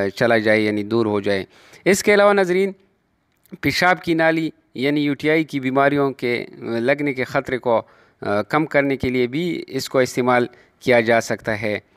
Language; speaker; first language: Urdu; non-native, local second language; Pashto